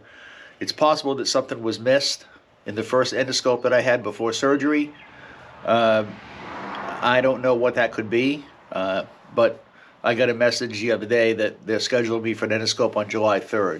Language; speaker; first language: English; native; English